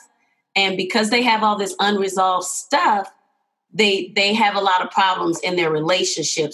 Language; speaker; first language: English; native; English